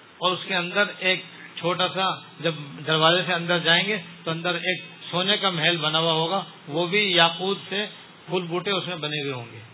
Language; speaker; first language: Urdu; native; Urdu